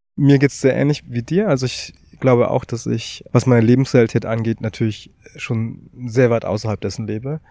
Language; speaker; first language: German; early bilingual, other home language; Tamil